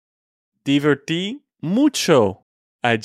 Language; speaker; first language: Spanish; non-native, fluent; English